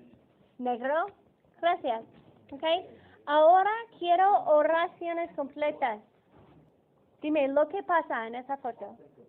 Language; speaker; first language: Spanish; non-native, fluent; English